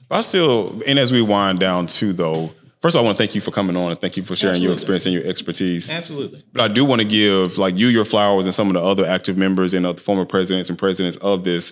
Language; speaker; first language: English; native; English